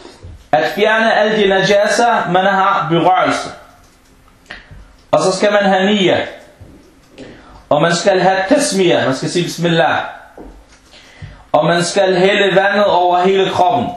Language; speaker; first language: Danish; non-native, fluent; Arabic